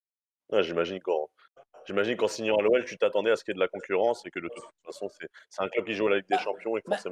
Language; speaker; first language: French; native; French